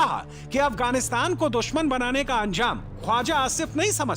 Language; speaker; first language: Hindi; native; Hindi